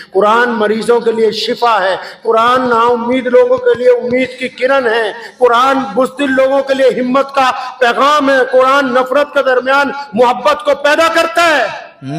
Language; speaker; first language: Urdu; native; Urdu